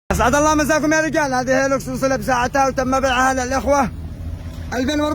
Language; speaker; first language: Arabic; native; Arabic